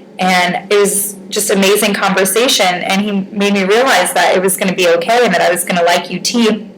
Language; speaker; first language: English; native; English